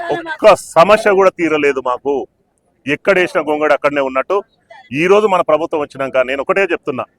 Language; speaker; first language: Telugu; native; Telugu